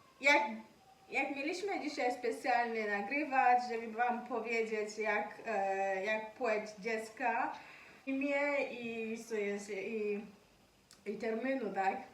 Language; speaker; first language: Polish; non-native, learner; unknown